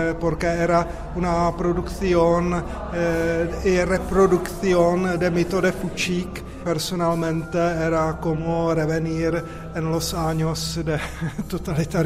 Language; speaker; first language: Spanish; non-native, fluent; Czech